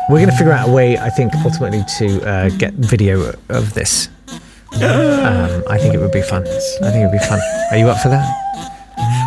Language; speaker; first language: English; native; English